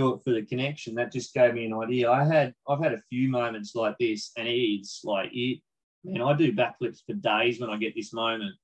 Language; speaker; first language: English; native; English